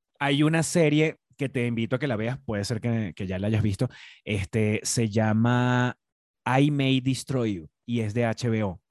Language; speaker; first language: Spanish; native; Spanish